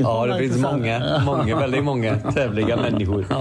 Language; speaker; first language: Swedish; non-native, fluent; English